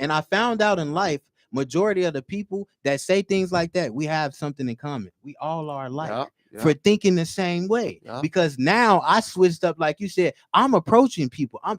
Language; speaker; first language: English; native; English